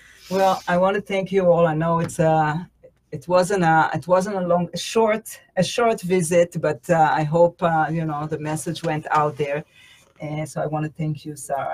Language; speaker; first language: English; non-native, fluent; Hebrew